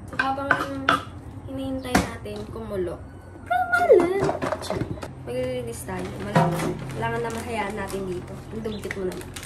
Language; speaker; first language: Filipino; non-native, local second language; Iloko